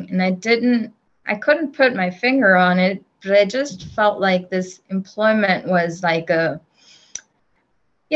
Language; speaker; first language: English; non-native, local second language; Gujarati